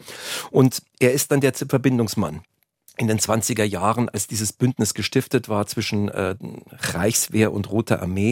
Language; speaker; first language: German; native; German